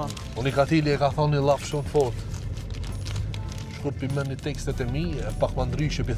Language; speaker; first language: Albanian; native; Albanian